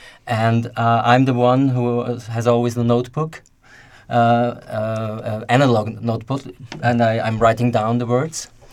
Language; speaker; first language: English; non-native, fluent; German